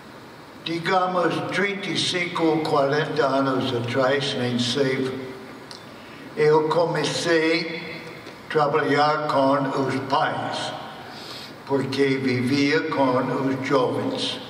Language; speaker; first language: Portuguese; non-native, fluent; English